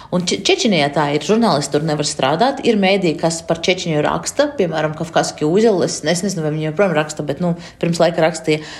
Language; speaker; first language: Latvian; non-native, local second language; Russian